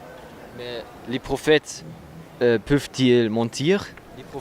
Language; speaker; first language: French; non-native, learner; German